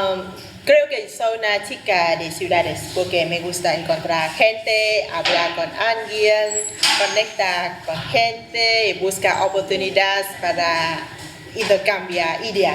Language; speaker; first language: Spanish; non-native, fluent; Vietnamese